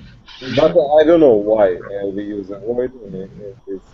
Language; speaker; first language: English; non-native, learner; Russian